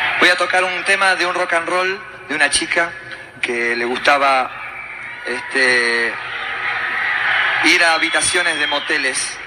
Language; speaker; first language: Spanish; native; Spanish